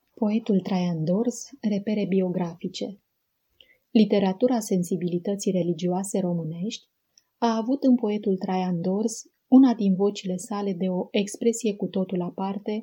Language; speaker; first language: Romanian; native; Romanian